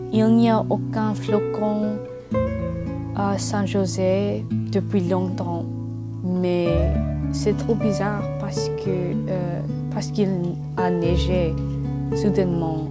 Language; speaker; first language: French; non-native, learner; English